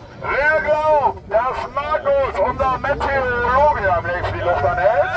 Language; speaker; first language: German; native; German